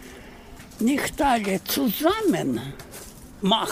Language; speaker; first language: German; non-native, learner; Russian